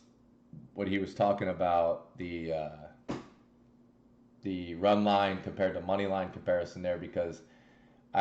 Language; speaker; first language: English; native; English